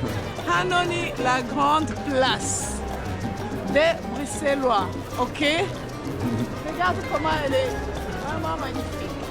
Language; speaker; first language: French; non-native, local second language; Kinyarwanda